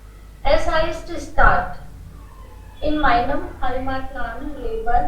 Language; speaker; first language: German; non-native, learner; Hindi